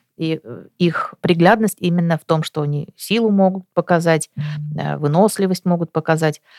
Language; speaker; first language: Russian; native; Russian